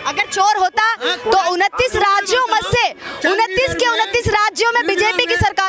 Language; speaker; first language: Hindi; native; Hindi